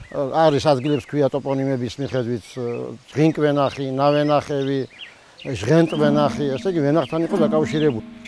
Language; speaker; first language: Georgian; native; Georgian